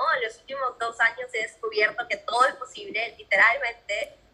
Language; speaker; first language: Spanish; native; Spanish